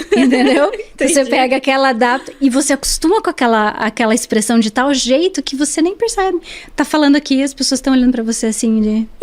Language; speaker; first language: Portuguese; early bilingual, other home language; English